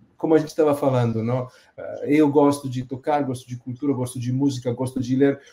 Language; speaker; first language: Portuguese; non-native, fluent; Italian